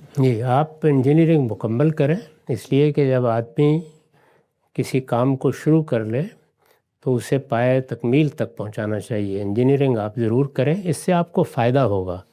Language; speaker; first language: Urdu; non-native, local second language; Punjabi